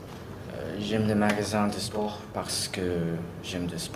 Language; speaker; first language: French; non-native, learner; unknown